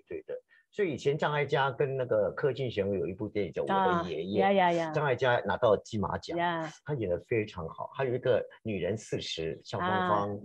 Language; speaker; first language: Chinese; native; Chinese